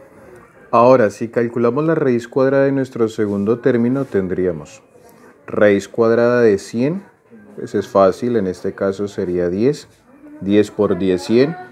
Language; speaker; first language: Spanish; native; Spanish